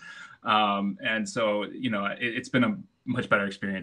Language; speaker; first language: English; native; English